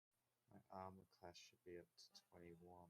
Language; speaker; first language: English; native; English